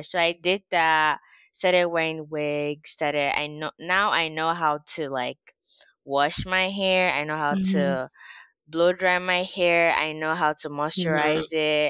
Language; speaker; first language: English; non-native, local second language; Yoruba